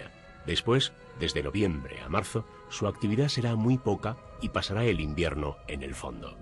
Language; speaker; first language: Spanish; native; Spanish